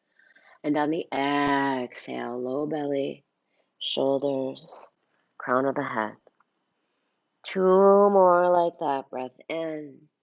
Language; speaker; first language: English; native; English